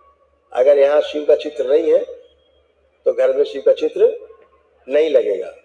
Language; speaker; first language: Hindi; native; Hindi